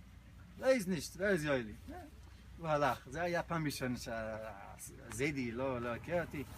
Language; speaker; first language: Hebrew; non-native, fluent; English